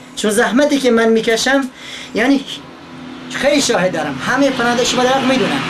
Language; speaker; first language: Persian; non-native, local second language; Kurdish